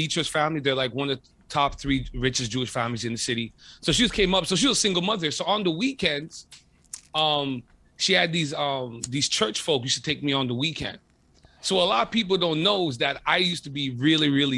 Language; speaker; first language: English; native; English